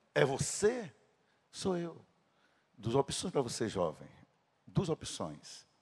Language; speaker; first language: Portuguese; native; Portuguese